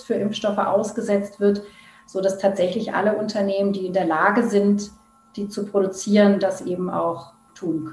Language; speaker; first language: German; native; German